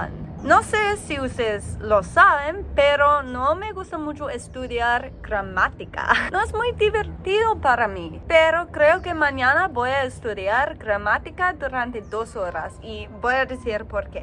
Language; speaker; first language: Spanish; non-native, learner; English